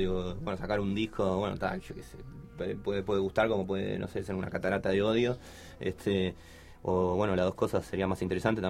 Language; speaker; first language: Spanish; native; Spanish